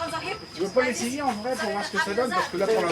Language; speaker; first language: French; native; French